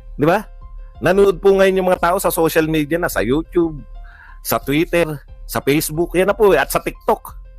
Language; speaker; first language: Filipino; native; Filipino